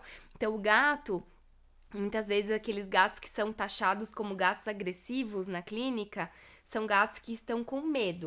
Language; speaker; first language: Portuguese; native; Portuguese